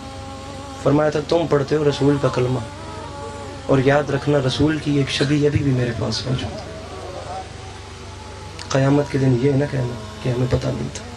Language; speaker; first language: Urdu; native; Urdu